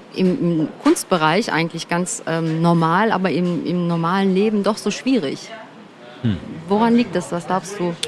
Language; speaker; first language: German; early bilingual, other home language; Turkish